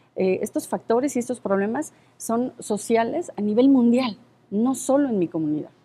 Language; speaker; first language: Spanish; native; Spanish